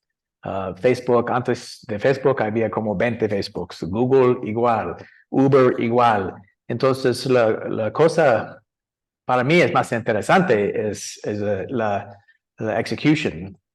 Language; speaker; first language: Spanish; non-native, learner; English